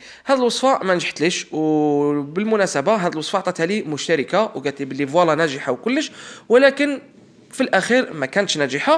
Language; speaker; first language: Arabic; native; Arabic